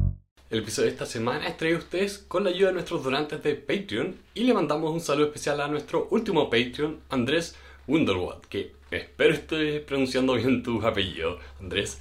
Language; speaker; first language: Spanish; native; Spanish